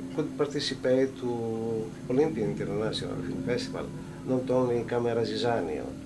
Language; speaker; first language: English; non-native, learner; Greek